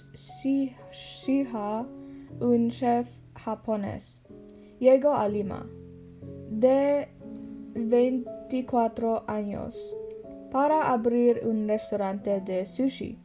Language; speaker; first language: Spanish; non-native, learner; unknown